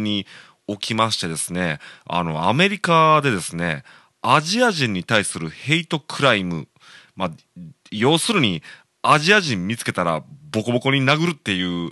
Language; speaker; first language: Japanese; native; Japanese